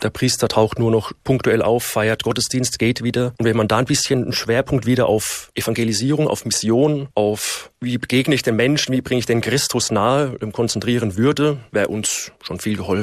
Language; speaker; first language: German; native; German